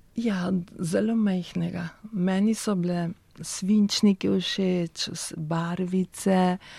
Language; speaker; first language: Slovenian; early bilingual, heritage; Spanish